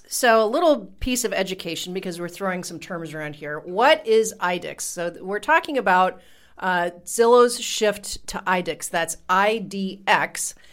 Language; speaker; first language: English; native; English